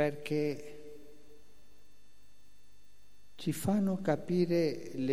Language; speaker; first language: Italian; non-native, fluent; Spanish